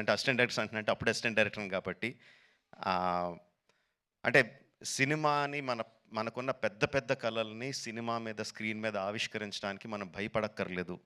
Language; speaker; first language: Telugu; native; Telugu